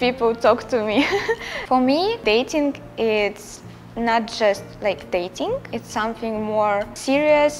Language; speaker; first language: English; non-native, fluent; Russian